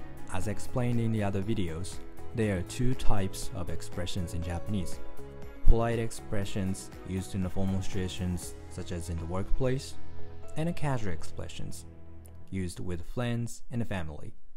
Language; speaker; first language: English; non-native, fluent; Japanese